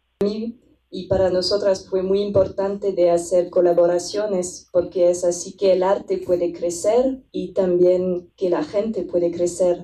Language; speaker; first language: Spanish; non-native, fluent; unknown